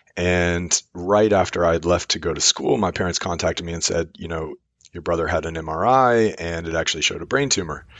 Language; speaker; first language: English; native; English